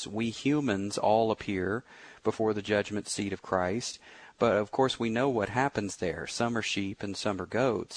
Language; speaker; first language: English; native; English